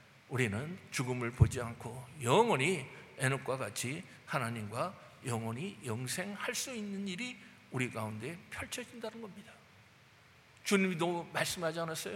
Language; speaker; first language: Korean; native; Korean